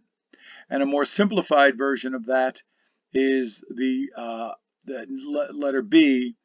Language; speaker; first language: English; native; English